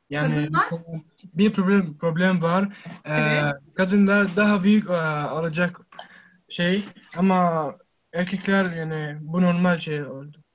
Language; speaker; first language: Turkish; non-native, learner; Arabic